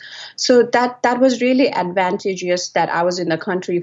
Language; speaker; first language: English; non-native, local second language; Nepali